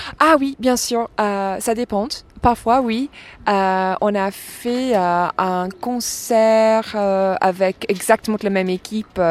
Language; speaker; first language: French; non-native, fluent; English